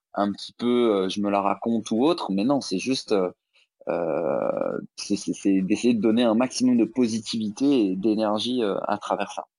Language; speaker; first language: French; native; French